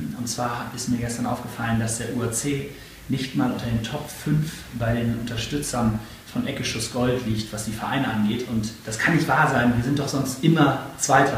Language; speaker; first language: German; native; German